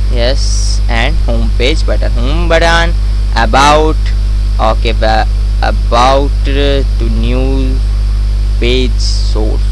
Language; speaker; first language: English; non-native, learner; Hindi